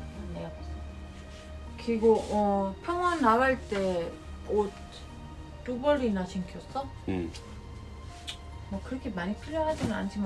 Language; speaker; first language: Korean; non-native, fluent; German